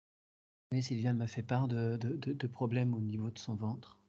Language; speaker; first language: French; native; French